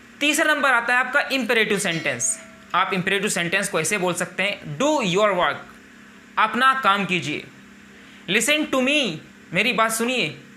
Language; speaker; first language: Urdu; native; Urdu